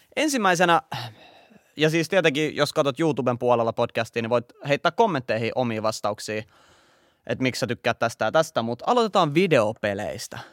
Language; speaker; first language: Finnish; native; Finnish